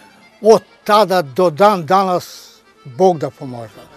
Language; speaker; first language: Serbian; non-native, local second language; Romany